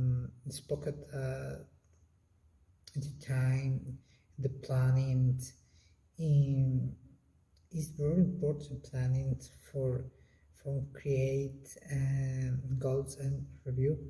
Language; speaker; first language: English; non-native, learner; Spanish